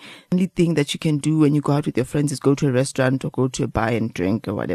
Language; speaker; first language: English; non-native, local second language; Xhosa